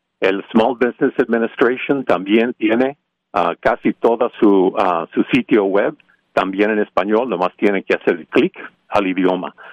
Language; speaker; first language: Spanish; early bilingual, heritage; Spanish